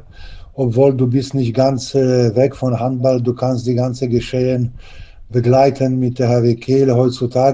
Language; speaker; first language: German; non-native, fluent; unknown